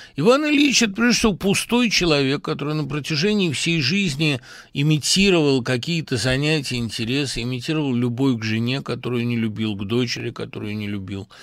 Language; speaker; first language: Russian; native; Russian